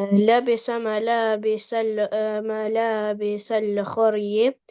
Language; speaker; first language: Arabic; non-native, learner; Albanian